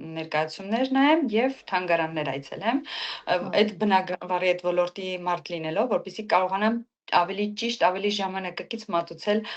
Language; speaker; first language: Armenian; native; Armenian